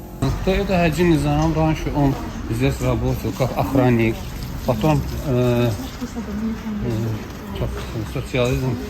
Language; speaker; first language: Russian; non-native, local second language; Azerbaijani